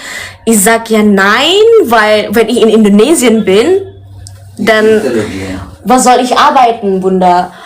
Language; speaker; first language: German; early bilingual, other home language; Indonesian